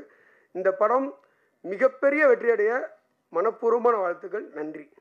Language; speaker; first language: Tamil; native; Tamil